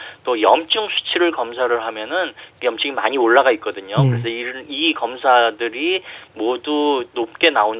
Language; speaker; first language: Korean; native; Korean